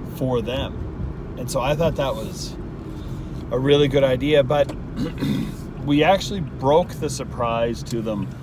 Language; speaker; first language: English; native; English